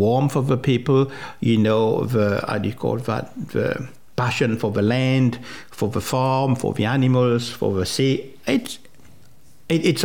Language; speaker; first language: English; non-native, fluent; French